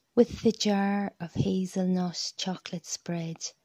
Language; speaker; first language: English; native; English